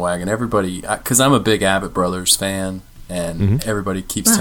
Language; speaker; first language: English; native; English